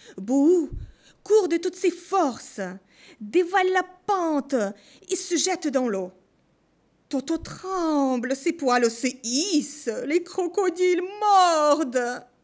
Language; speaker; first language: French; non-native, fluent; Russian